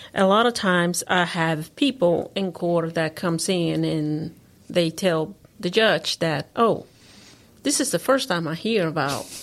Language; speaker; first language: English; non-native, fluent; Spanish